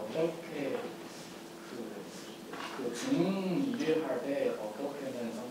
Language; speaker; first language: Korean; non-native, learner; Chinese